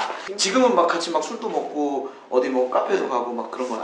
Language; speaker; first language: Korean; native; Korean